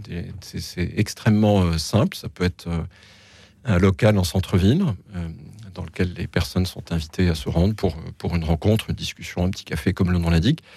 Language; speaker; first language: French; native; French